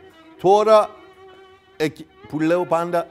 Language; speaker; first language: Greek; non-native, fluent; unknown